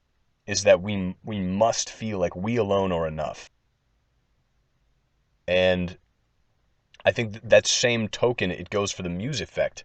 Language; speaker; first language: English; native; English